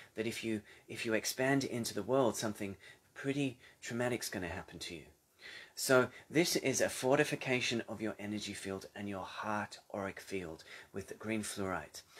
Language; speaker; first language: English; native; English